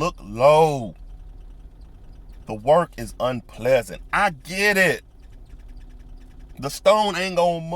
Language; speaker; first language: English; native; English